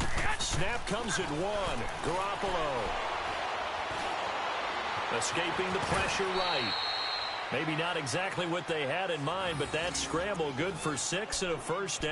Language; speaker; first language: English; native; English